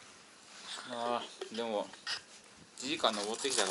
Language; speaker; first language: Japanese; native; Japanese